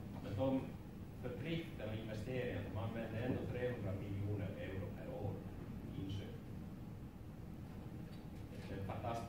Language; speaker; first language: Swedish; non-native, fluent; Finnish